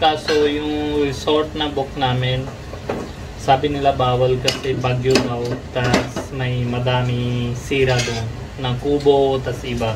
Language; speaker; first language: Filipino; non-native, learner; Punjabi